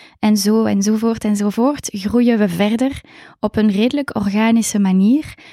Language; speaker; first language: Dutch; native; Dutch